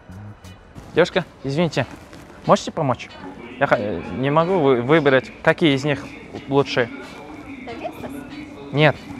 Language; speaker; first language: Russian; non-native, local second language; Kazakh